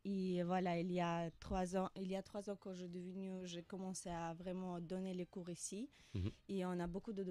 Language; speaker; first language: French; non-native, learner; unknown